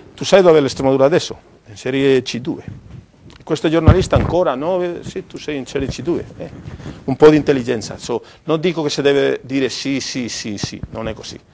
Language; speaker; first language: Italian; non-native, fluent; Spanish